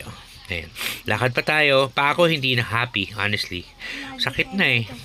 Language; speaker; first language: Filipino; native; Filipino